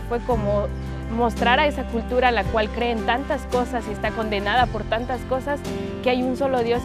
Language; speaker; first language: Spanish; native; Spanish